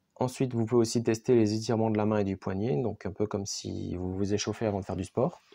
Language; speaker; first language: French; native; French